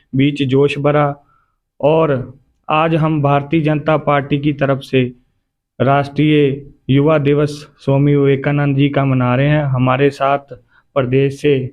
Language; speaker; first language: Hindi; non-native, local second language; Punjabi